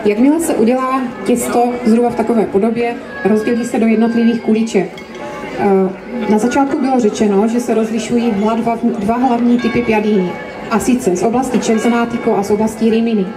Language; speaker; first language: Czech; native; Czech